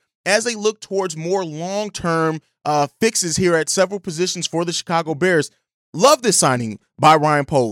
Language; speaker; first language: English; native; English